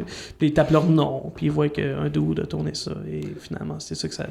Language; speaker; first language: French; native; French